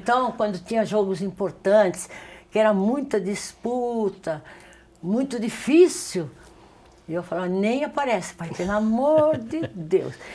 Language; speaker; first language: Portuguese; early bilingual, other home language; Spanish